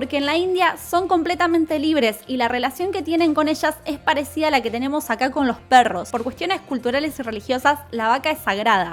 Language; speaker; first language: Spanish; native; Spanish